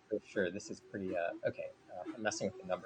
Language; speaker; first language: English; native; English